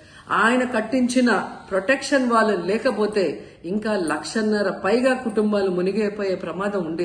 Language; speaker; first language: Telugu; native; Telugu